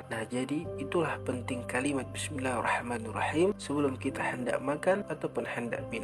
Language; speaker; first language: Malay; native; Malay